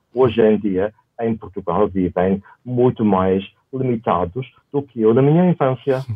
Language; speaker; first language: Portuguese; non-native, fluent; German